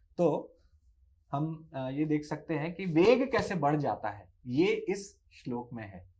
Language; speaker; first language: Hindi; native; Hindi